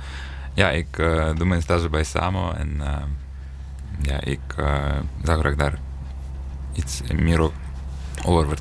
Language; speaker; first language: Dutch; non-native, learner; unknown